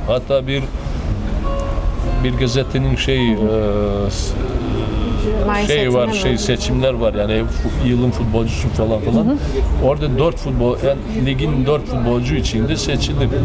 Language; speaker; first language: Turkish; non-native, fluent; Serbian